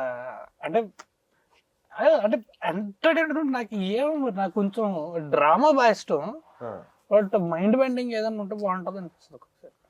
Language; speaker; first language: Telugu; native; Telugu